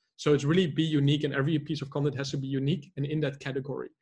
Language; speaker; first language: English; non-native, fluent; Dutch